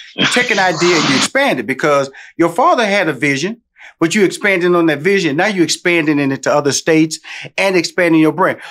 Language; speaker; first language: English; native; English